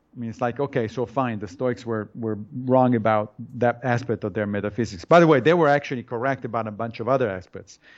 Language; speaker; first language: English; non-native, fluent; Italian